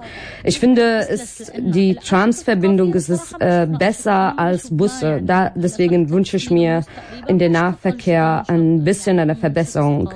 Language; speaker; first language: German; non-native, learner; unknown